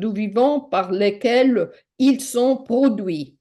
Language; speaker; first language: French; non-native, fluent; Italian